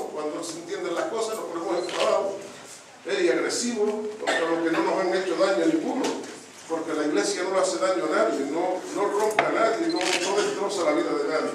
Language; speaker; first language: Spanish; native; Spanish